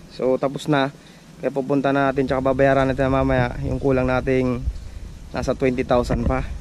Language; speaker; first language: Filipino; non-native, local second language; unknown